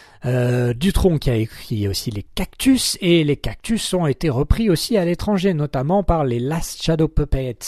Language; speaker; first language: French; native; French